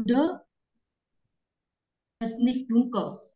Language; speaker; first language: German; non-native, learner; Indonesian